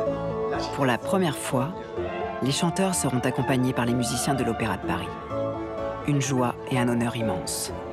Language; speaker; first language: French; native; French